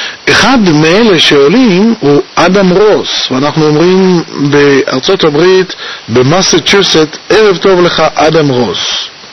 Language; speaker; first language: Hebrew; native; Hebrew